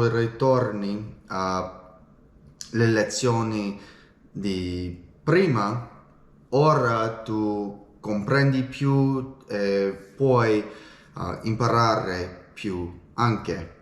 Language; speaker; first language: Italian; non-native, learner; English